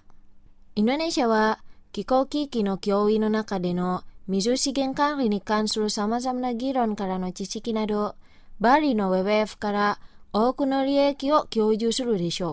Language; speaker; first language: Japanese; non-native, fluent; Indonesian